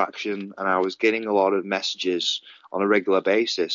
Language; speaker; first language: English; native; English